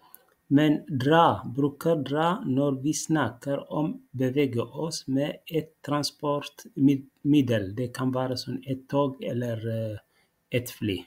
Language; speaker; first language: Norwegian; non-native, learner; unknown